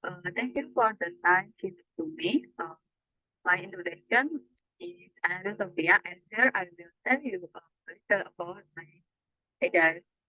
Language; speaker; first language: English; non-native, learner; Indonesian